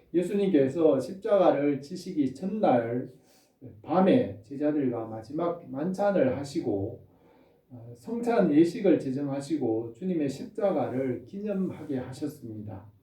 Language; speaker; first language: Korean; native; Korean